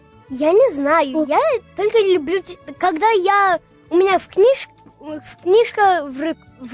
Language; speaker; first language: Russian; early bilingual, heritage; Russian